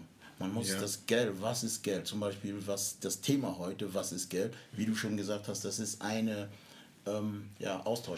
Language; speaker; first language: German; non-native, fluent; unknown